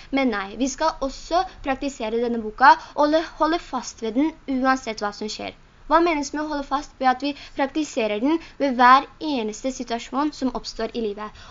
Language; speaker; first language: Norwegian; early bilingual, other home language; Urdu